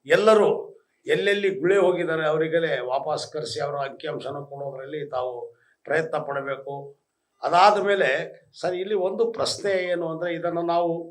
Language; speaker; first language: Kannada; non-native, local second language; Lambadi